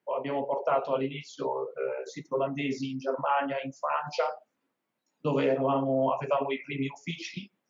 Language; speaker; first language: Italian; non-native, fluent; Dutch